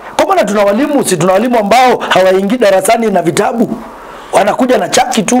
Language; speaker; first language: Swahili; non-native, local second language; Luyia